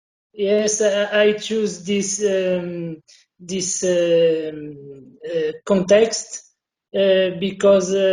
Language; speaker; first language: English; non-native, learner; Portuguese